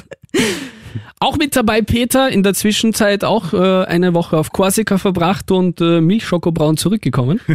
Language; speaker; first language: German; early bilingual, other home language; Russian